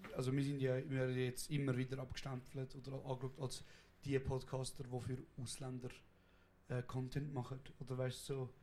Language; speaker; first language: German; early bilingual, other home language; Kurdish